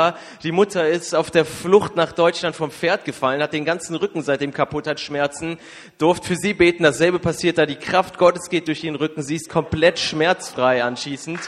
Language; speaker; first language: German; native; German